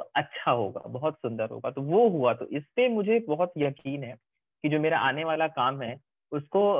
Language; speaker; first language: Hindi; native; Hindi